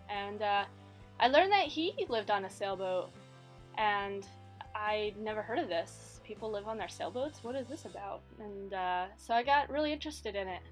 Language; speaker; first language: English; native; English